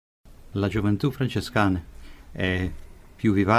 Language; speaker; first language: Italian; non-native, fluent; Hungarian